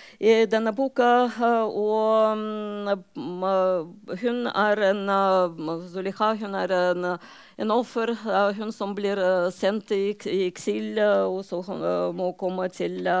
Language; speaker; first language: Norwegian; non-native, fluent; Russian